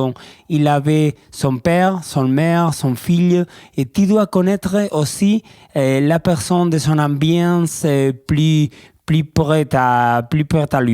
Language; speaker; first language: French; non-native, learner; Spanish